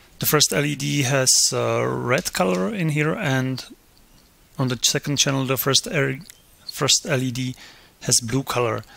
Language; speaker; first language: English; non-native, fluent; Czech